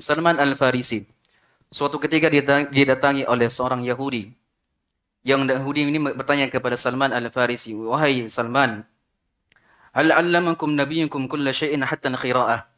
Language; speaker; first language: Malay; non-native, local second language; Sundanese